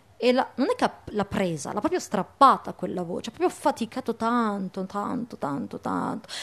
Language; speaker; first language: Italian; early bilingual, other home language; Arabic